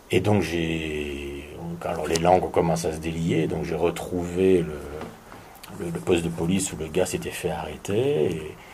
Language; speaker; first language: French; native; French